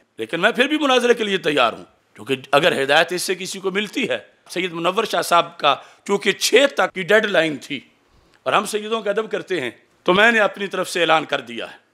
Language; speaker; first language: Urdu; non-native, local second language; Punjabi